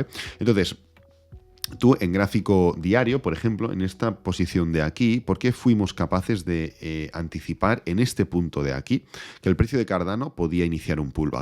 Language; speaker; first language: Spanish; native; Spanish